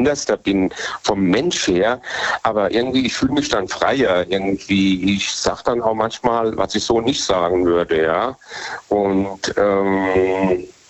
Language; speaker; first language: German; native; German